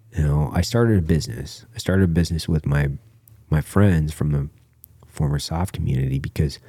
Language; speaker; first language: English; native; English